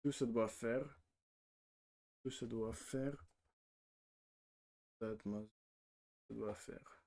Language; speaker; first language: French; non-native, learner; Russian